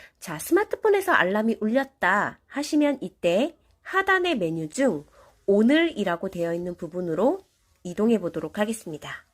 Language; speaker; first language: Korean; native; Korean